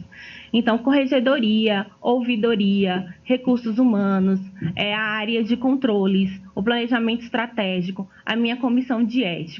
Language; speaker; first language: Portuguese; native; Portuguese